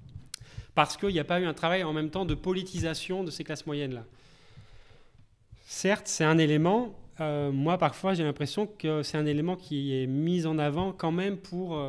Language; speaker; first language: French; native; French